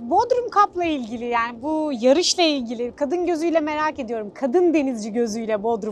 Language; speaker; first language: Turkish; native; Turkish